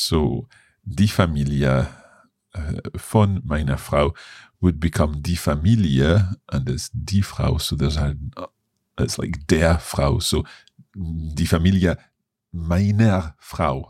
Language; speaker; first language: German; non-native, learner; English